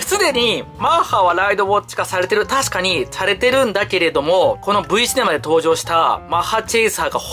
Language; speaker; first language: Japanese; native; Japanese